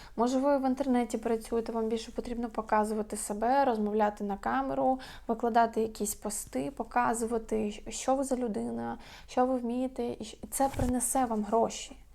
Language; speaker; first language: Ukrainian; non-native, local second language; Russian